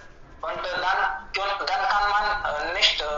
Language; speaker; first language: German; non-native, learner; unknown